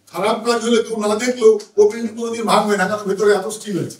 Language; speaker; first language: Hindi; non-native, local second language; Bangla